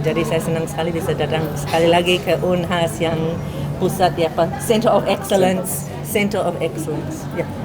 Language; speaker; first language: Indonesian; non-native, fluent; English